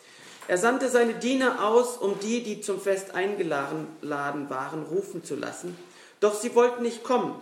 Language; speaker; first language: German; native; German